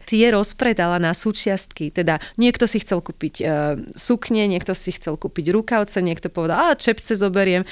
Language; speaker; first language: Slovak; native; Slovak